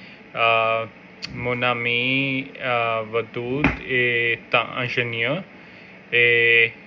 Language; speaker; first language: French; non-native, learner; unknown